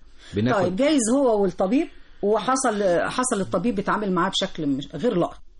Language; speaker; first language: Arabic; native; Arabic